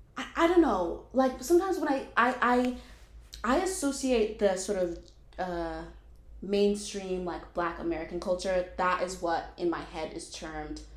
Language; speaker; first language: English; native; English